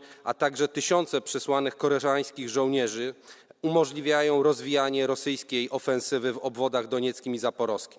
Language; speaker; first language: Polish; native; Polish